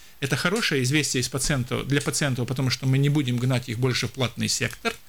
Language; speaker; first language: Russian; non-native, local second language; Latvian